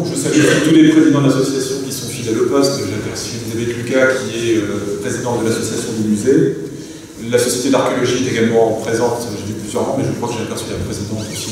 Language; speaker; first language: French; native; French